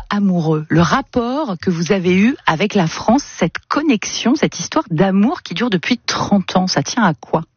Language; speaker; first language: French; native; French